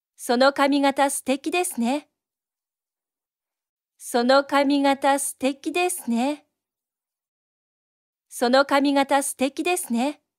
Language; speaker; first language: Japanese; native; Japanese